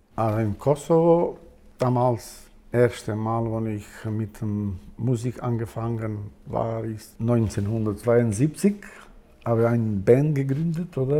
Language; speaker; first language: German; non-native, learner; Albanian